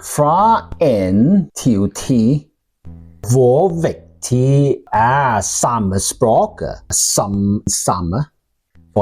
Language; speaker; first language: Norwegian; non-native, learner; Welsh